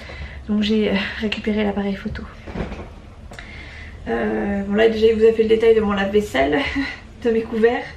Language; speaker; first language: French; native; French